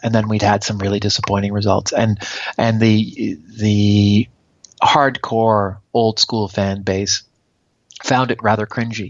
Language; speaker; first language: English; native; English